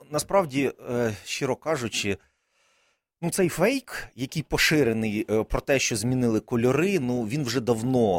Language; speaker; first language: Ukrainian; native; Ukrainian